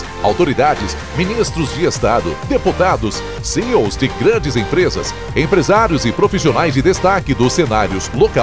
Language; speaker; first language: Portuguese; native; Portuguese